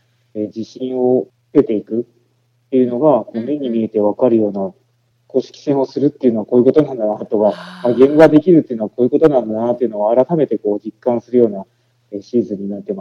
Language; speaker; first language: Japanese; native; Japanese